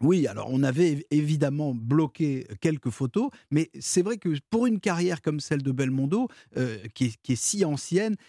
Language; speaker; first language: French; native; French